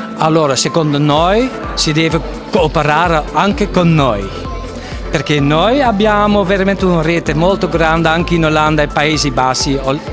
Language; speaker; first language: Italian; non-native, fluent; Dutch